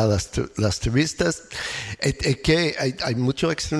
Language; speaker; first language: Spanish; non-native, learner; English